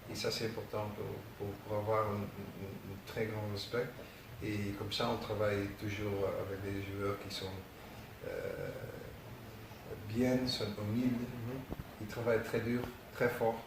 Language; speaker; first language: French; non-native, learner; Dutch